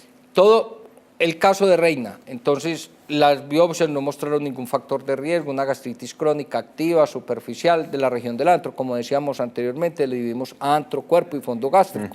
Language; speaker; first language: Spanish; native; Spanish